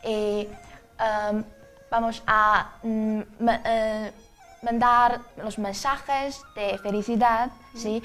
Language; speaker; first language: Spanish; non-native, fluent; Chinese